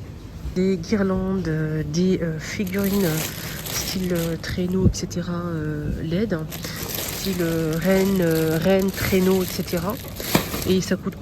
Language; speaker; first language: French; native; French